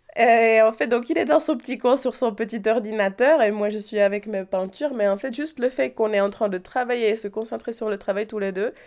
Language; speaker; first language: French; non-native, fluent; Czech